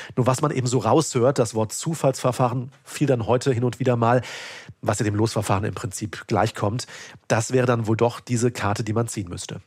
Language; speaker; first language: German; native; German